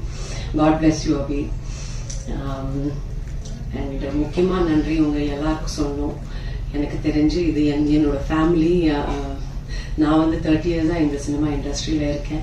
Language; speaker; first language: Tamil; non-native, fluent; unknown